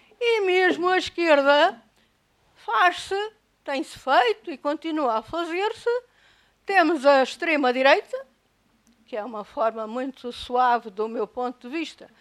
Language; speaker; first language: Portuguese; native; Portuguese